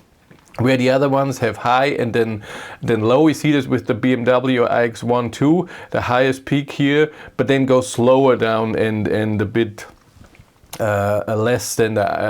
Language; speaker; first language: English; non-native, fluent; German